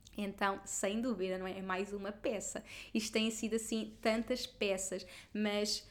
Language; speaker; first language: Portuguese; native; Portuguese